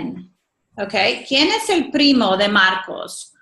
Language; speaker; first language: Spanish; non-native, fluent; English